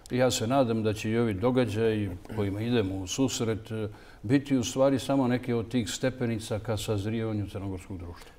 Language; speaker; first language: Serbian; native; Serbian